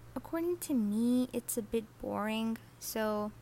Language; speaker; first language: English; non-native, fluent; Arabic